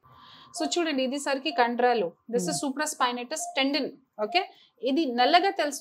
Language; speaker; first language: Telugu; non-native, local second language; Hindi